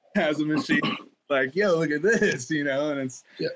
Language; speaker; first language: English; native; English